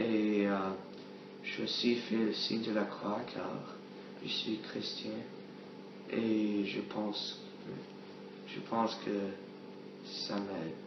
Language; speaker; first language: French; non-native, learner; English